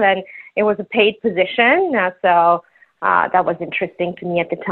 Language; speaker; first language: English; non-native, fluent; Luxembourgish